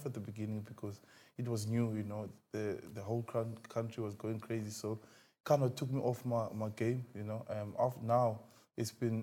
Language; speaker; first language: English; non-native, local second language; Xhosa